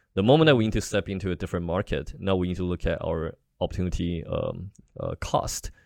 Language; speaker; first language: English; non-native, fluent; Chinese